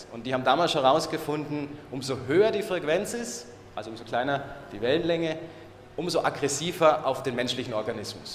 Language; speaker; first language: German; native; German